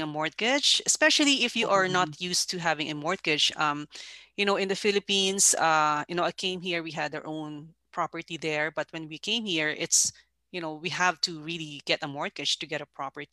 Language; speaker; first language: English; non-native, local second language; Filipino